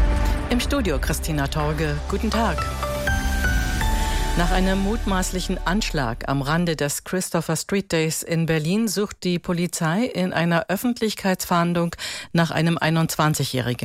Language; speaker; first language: German; native; German